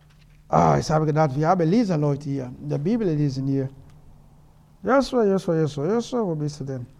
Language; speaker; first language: German; non-native, learner; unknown